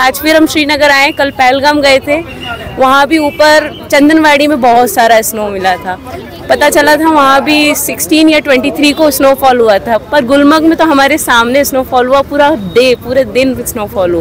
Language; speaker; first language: Hindi; native; Hindi